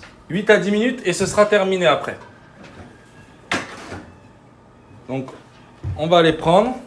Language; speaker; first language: French; native; French